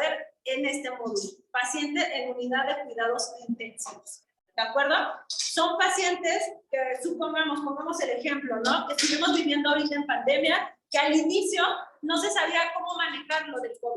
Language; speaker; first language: Spanish; native; Spanish